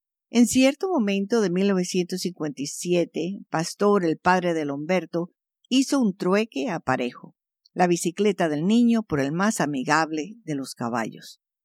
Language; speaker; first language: Spanish; early bilingual, heritage; Spanish